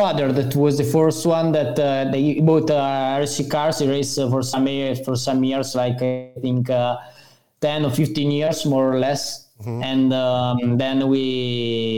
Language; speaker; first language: English; non-native, learner; Italian